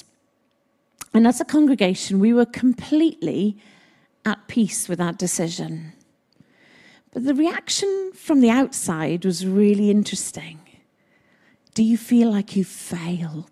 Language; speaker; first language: English; native; English